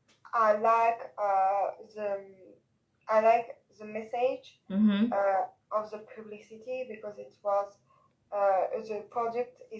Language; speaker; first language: English; non-native, learner; French